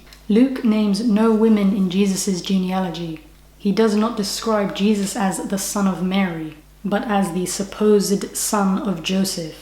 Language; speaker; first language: English; native; English